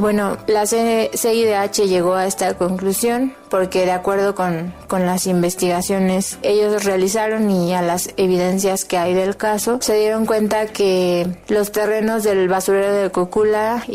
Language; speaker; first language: Spanish; native; Spanish